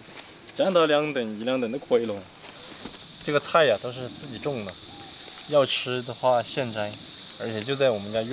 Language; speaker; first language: Chinese; native; Chinese